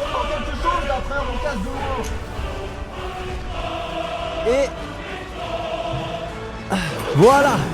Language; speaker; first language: French; native; French